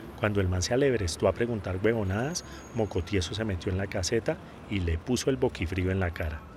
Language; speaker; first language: Spanish; native; Spanish